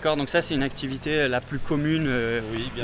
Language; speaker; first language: French; native; French